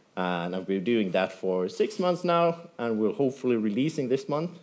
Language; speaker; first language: English; non-native, fluent; Finnish